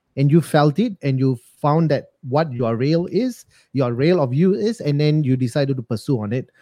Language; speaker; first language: English; non-native, local second language; Tamil